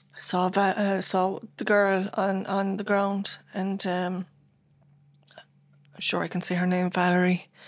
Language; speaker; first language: English; native; English